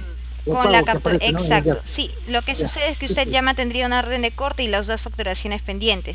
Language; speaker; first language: Spanish; native; Spanish